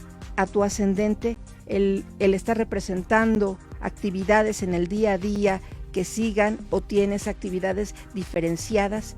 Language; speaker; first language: Spanish; native; Spanish